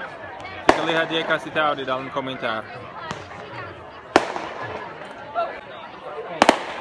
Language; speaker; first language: Indonesian; non-native, fluent; English